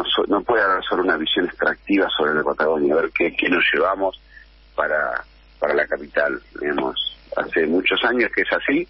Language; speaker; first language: Spanish; native; Spanish